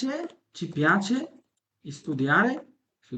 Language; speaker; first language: Italian; non-native, fluent; Bangla